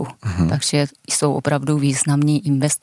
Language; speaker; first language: Czech; non-native, fluent; Japanese